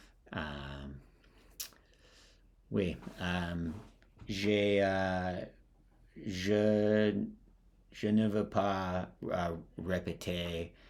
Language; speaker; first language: French; non-native, learner; English